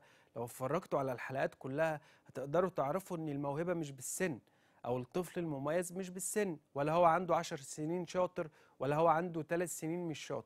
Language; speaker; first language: Arabic; native; Arabic